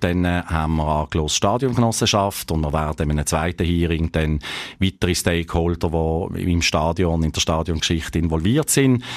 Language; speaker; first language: German; native; German